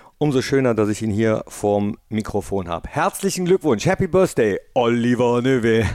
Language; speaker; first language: German; native; German